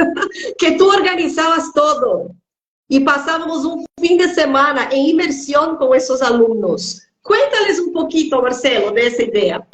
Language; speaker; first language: Spanish; non-native, fluent; Portuguese